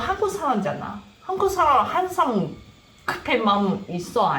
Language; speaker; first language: Korean; non-native, learner; Chinese